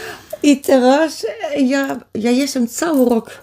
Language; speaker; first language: Polish; early bilingual, heritage; Polish